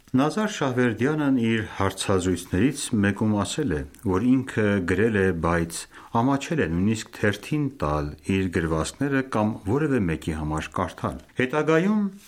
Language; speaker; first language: Armenian; native; Armenian